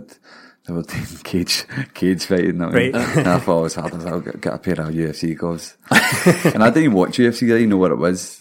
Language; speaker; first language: English; native; English